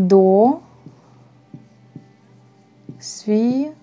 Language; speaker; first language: Russian; non-native, fluent; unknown